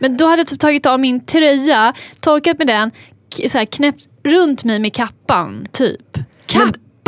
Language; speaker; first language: Swedish; native; Swedish